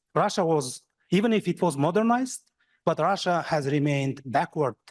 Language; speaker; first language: English; non-native, fluent; Kazakh